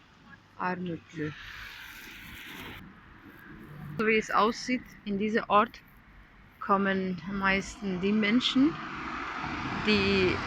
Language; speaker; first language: German; non-native, fluent; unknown